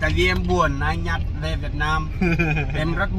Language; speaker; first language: Vietnamese; non-native, learner; Portuguese